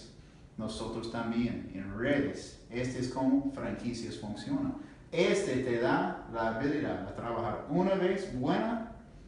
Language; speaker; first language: Spanish; non-native, learner; English